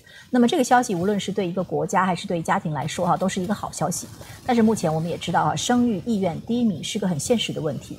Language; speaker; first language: Chinese; native; Chinese